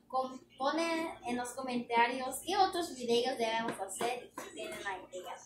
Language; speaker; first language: Spanish; early bilingual, heritage; Spanish